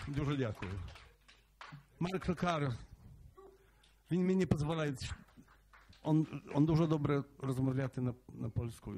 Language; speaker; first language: Ukrainian; non-native, learner; Polish